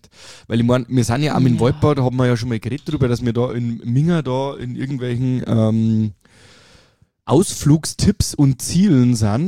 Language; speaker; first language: German; native; German